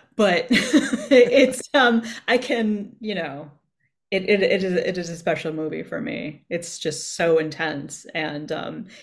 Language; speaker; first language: English; native; English